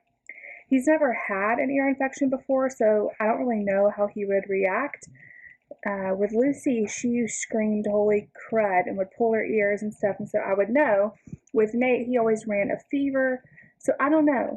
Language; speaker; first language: English; native; English